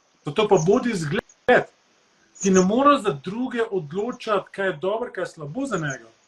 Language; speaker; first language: Slovenian; early bilingual, heritage; Slovenian